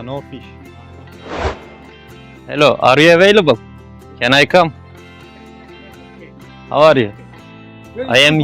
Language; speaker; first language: English; non-native, fluent; Turkish